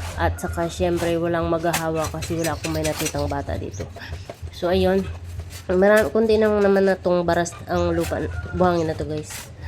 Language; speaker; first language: Filipino; non-native, local second language; Cebuano